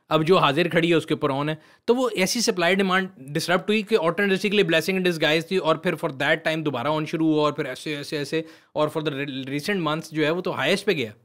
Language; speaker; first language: Urdu; native; Urdu